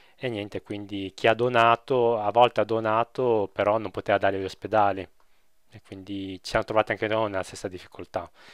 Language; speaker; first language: Italian; native; Italian